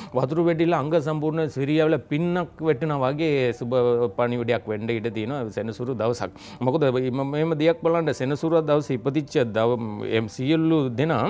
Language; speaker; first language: Sinhala; non-native, local second language; Tamil